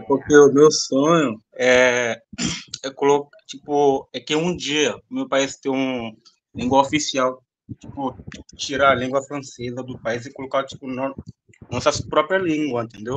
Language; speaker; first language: Portuguese; non-native, fluent; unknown